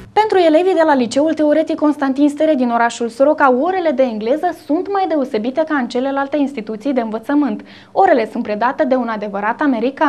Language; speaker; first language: Romanian; native; Romanian